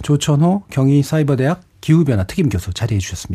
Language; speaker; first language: Korean; native; Korean